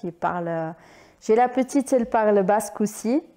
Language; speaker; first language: French; non-native, learner; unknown